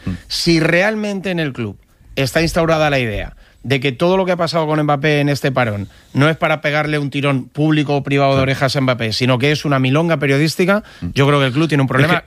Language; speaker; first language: Spanish; native; Spanish